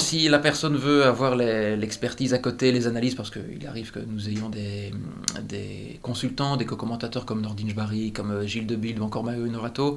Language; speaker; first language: French; native; French